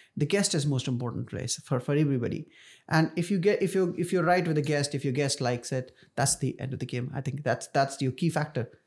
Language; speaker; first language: English; non-native, local second language; Punjabi